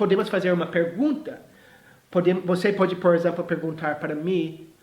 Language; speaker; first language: Portuguese; non-native, fluent; English